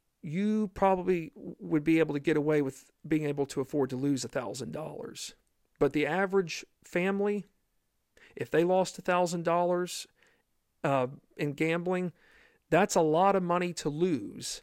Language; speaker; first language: English; native; English